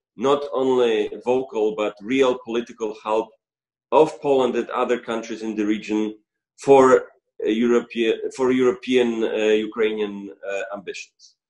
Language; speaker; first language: English; non-native, fluent; Polish